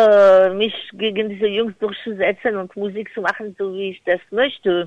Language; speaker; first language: German; non-native, fluent; French